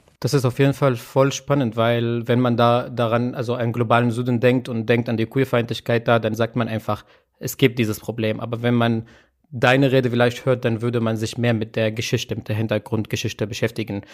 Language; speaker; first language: German; native; German